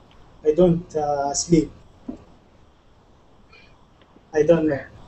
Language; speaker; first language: English; non-native, learner; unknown